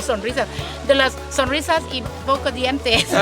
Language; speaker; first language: Spanish; non-native, learner; Thai